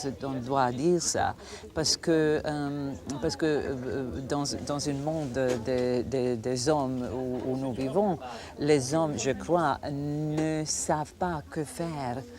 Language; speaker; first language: French; non-native, fluent; Croatian